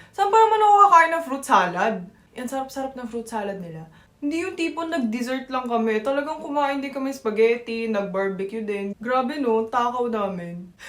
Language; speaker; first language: Filipino; native; Filipino